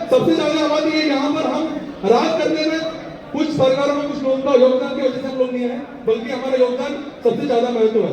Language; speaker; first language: Hindi; non-native, local second language; Tamil